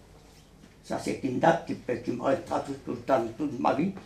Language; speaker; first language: French; early bilingual, other home language; Spanish